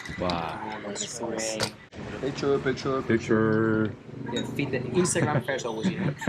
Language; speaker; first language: English; non-native, learner; Korean